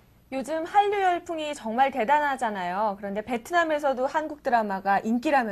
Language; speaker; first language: Korean; native; Korean